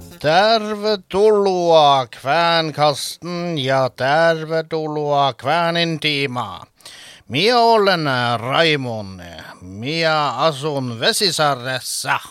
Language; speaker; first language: Finnish; non-native, learner; Norwegian